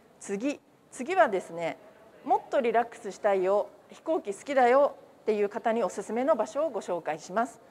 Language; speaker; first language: Japanese; native; Japanese